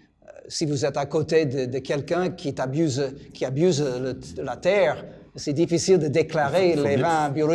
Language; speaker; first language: French; non-native, fluent; English